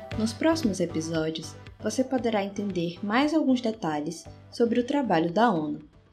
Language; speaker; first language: Portuguese; native; Portuguese